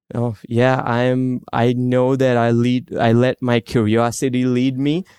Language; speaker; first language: English; non-native, local second language; Gujarati